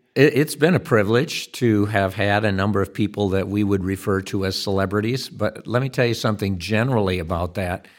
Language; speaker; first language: English; native; English